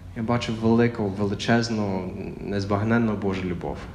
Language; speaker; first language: Ukrainian; non-native, fluent; English